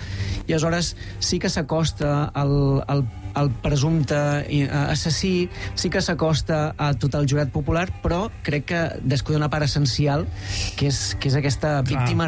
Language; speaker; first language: Catalan; native; Catalan